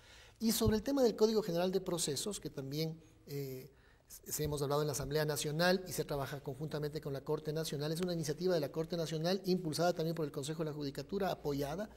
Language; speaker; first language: Spanish; native; Spanish